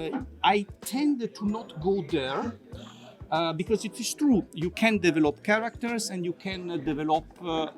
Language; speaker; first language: English; non-native, fluent; Italian